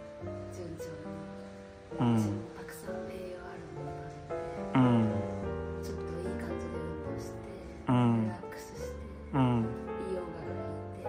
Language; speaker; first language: Japanese; native; Japanese